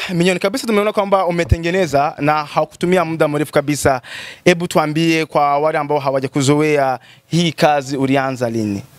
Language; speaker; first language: Swahili; non-native, local second language; Rundi